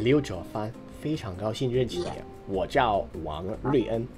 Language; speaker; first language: Chinese; non-native, fluent; English